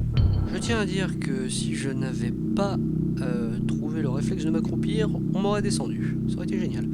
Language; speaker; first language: French; native; French